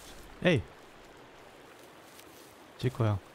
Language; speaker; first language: Korean; non-native, learner; German